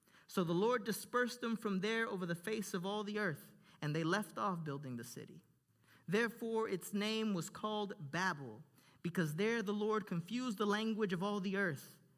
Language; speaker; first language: English; early bilingual, other home language; Spanish